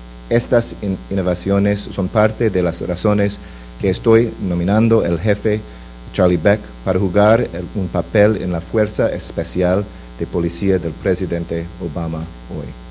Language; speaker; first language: Spanish; non-native, fluent; English